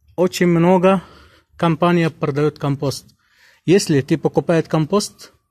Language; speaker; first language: Russian; non-native, learner; Arabic